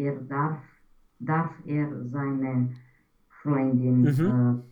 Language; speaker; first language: German; non-native, learner; Romanian